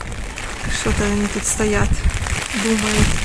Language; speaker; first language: Russian; native; Russian